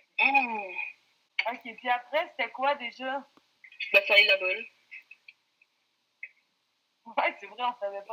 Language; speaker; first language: French; native; French